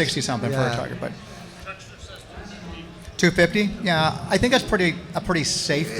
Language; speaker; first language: English; native; English